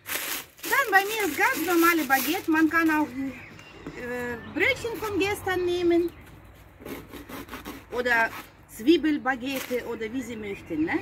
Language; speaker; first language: German; non-native, fluent; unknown